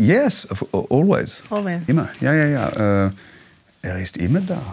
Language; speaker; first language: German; non-native, learner; English